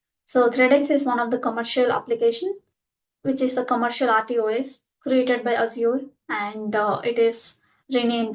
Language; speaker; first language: English; non-native, local second language; Telugu